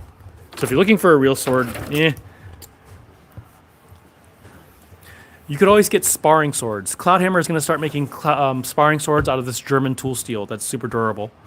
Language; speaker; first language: English; native; English